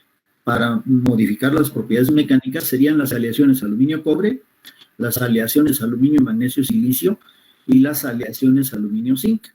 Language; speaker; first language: Spanish; native; Spanish